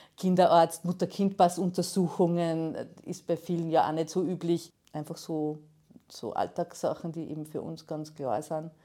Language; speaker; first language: German; native; German